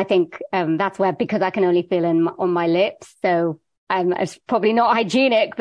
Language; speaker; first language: English; native; English